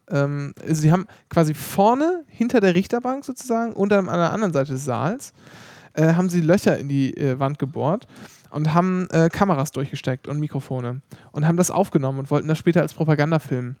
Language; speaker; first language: German; native; German